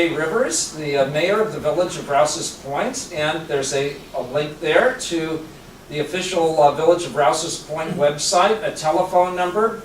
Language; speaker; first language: English; native; English